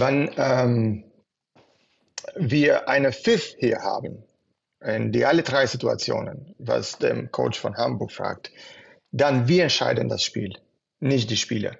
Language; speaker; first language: German; non-native, fluent; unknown